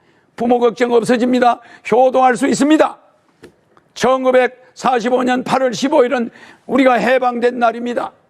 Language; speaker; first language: Korean; native; Korean